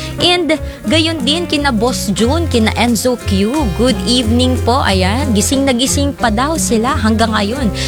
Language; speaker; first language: Filipino; native; Filipino